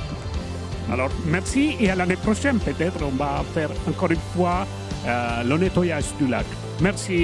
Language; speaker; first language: French; non-native, fluent; Spanish